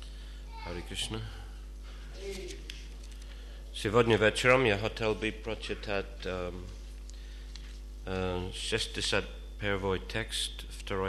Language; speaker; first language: Russian; non-native, fluent; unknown